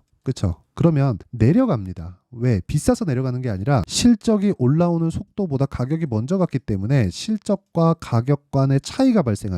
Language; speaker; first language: Korean; native; Korean